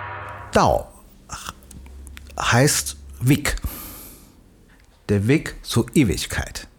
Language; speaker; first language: German; non-native, learner; Chinese